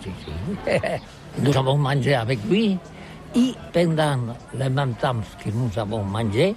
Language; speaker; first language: French; non-native, learner; Catalan